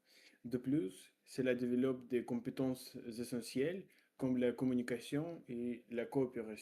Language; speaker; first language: French; non-native, learner; Russian